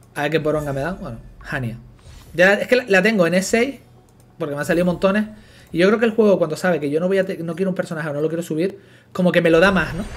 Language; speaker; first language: Spanish; native; Spanish